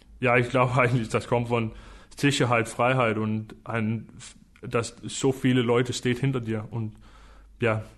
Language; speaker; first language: German; non-native, fluent; Danish